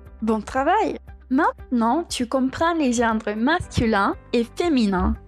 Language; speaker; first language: French; non-native, fluent; Spanish